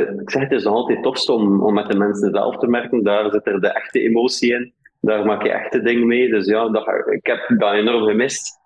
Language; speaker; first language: Dutch; native; Dutch